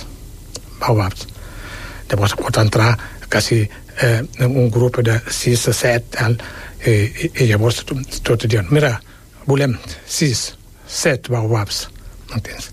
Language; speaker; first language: Catalan; non-native, fluent; Wolof